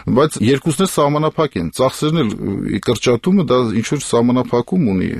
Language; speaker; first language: Armenian; native; Armenian